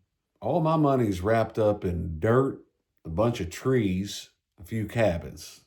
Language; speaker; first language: English; native; English